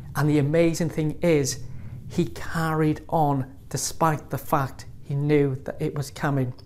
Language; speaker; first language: English; native; English